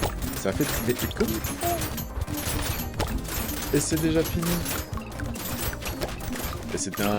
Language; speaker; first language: French; native; French